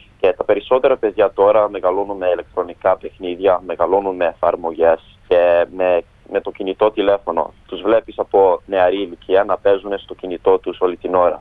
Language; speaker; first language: Greek; early bilingual, heritage; Greek